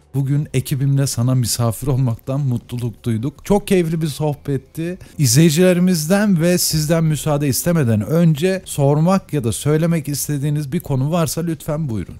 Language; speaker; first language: Turkish; native; Turkish